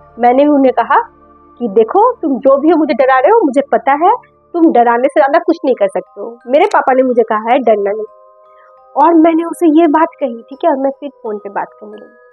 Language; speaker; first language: Hindi; non-native, local second language; Bangla